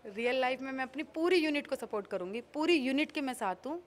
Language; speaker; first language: Hindi; native; Hindi